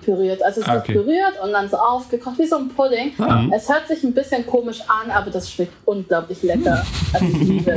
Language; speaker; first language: German; early bilingual, other home language; Vietnamese